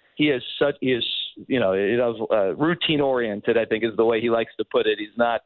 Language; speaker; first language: English; native; English